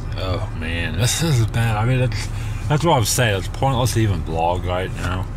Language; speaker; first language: English; native; English